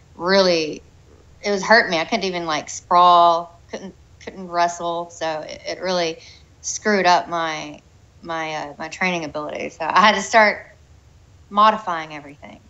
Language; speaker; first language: English; native; English